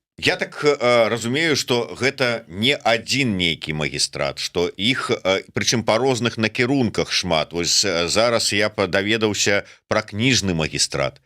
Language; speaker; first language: Belarusian; non-native, local second language; Russian